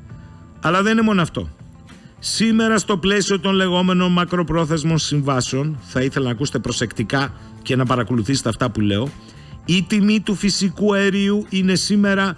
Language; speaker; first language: Greek; native; Greek